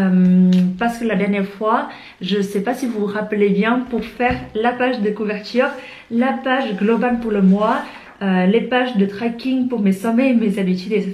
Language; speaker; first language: French; non-native, fluent; Vietnamese